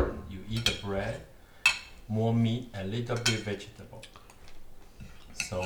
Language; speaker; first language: English; non-native, learner; Chinese